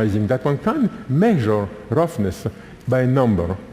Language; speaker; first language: English; non-native, fluent; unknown